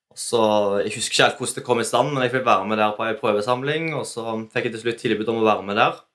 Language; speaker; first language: Norwegian; native; Norwegian